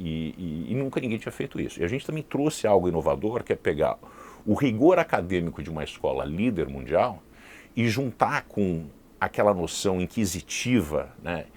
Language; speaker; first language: Portuguese; early bilingual, heritage; Portuguese